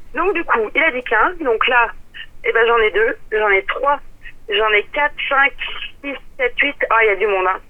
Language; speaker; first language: French; native; French